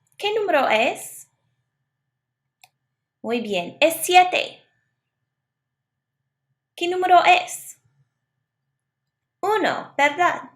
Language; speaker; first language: Spanish; non-native, fluent; English